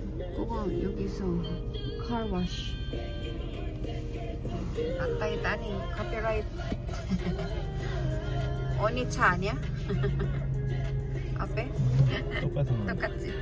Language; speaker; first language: Korean; non-native, fluent; Cebuano